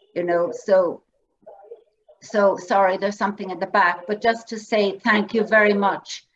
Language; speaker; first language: English; native; English